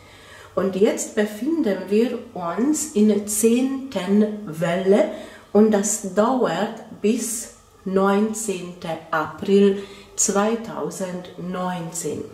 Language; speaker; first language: German; non-native, fluent; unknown